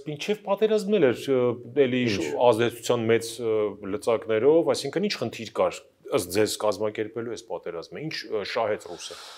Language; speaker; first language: Armenian; native; Armenian